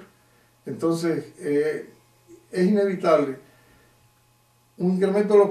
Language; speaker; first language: Spanish; native; Spanish